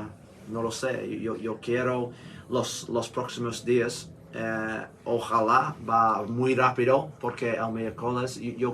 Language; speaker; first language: Spanish; non-native, learner; English